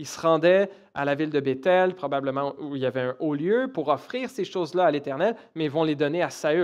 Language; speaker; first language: French; native; French